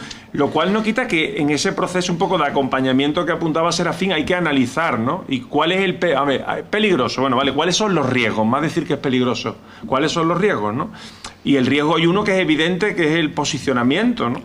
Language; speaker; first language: Spanish; native; Spanish